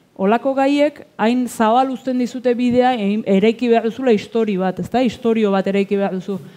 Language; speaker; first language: Basque; native; Basque